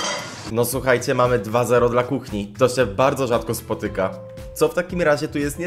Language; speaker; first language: Polish; native; Polish